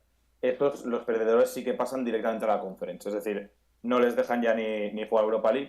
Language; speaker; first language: Spanish; native; Spanish